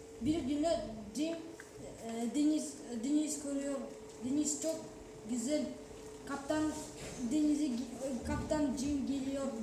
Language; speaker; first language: Turkish; non-native, learner; Kazakh